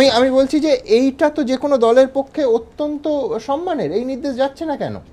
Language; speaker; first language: Bangla; native; Bangla